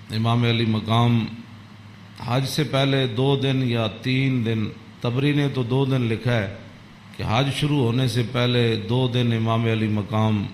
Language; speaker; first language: Urdu; non-native, local second language; Punjabi